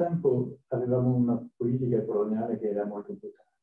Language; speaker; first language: Italian; non-native, learner; French